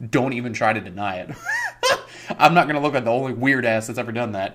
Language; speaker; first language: English; native; English